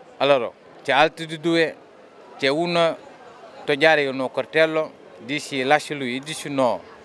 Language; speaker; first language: Italian; non-native, learner; Wolof